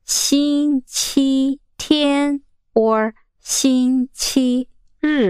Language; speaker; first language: Chinese; non-native, learner; English